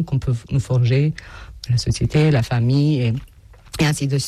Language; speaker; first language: French; non-native, fluent; Serbian